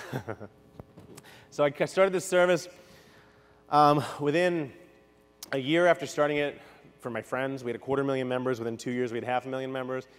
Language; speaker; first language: English; native; English